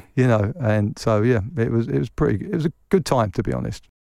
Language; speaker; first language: English; native; English